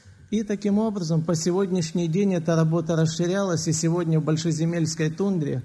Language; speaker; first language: Russian; native; Russian